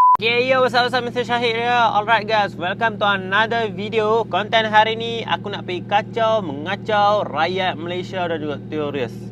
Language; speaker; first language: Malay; early bilingual, other home language; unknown